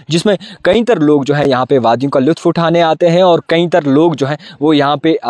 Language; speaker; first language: Hindi; non-native, local second language; Kashmiri